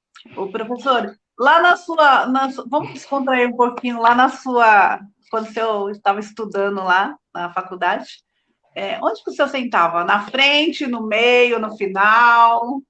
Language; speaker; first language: Portuguese; native; Portuguese